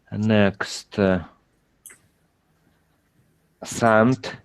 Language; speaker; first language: English; non-native, learner; Russian